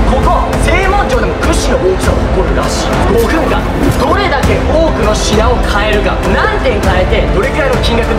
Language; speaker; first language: Japanese; native; Japanese